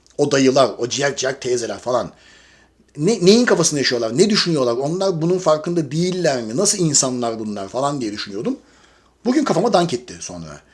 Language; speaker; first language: Turkish; native; Turkish